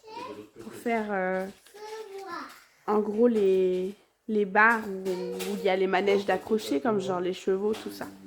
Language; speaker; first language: French; native; French